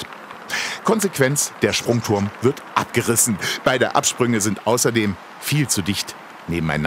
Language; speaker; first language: German; native; German